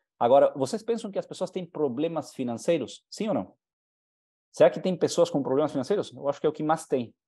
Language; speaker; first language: Portuguese; non-native, fluent; Spanish